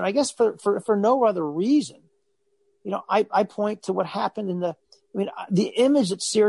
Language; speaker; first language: English; native; English